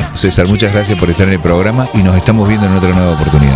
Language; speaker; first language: Spanish; native; Spanish